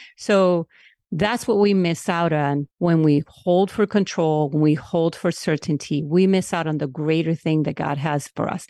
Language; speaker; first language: English; non-native, local second language; Spanish